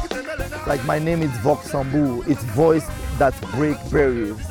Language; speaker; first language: English; non-native, fluent; Haitian Creole